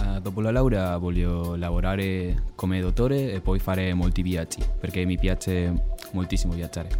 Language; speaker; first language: Italian; non-native, fluent; Spanish